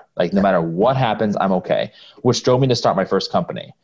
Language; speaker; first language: English; native; English